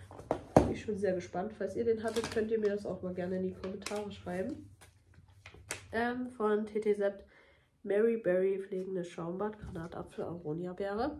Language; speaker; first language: German; native; German